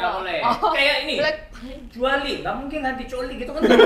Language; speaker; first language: Indonesian; native; Indonesian